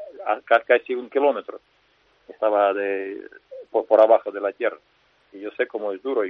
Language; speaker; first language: Spanish; non-native, fluent; Russian